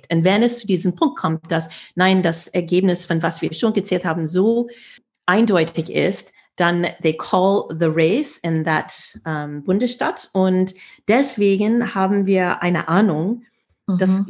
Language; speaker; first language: German; non-native, fluent; English